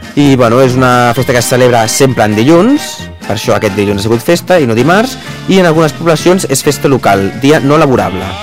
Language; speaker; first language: Catalan; native; Catalan